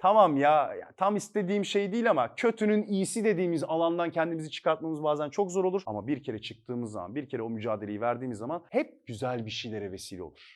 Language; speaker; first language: Turkish; native; Turkish